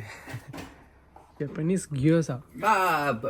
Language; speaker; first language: English; non-native, local second language; Telugu